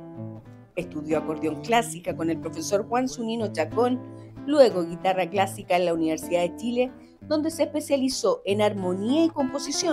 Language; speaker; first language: Spanish; native; Spanish